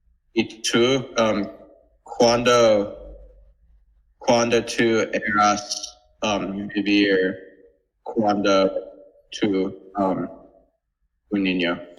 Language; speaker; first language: Spanish; non-native, learner; English